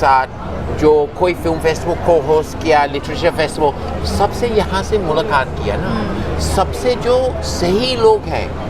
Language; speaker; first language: Hindi; non-native, learner; English